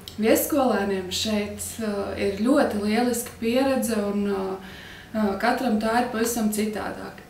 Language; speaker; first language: Latvian; native; Latvian